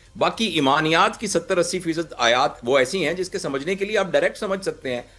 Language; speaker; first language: Urdu; non-native, local second language; Punjabi